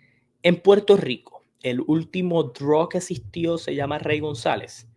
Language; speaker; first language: Spanish; native; Spanish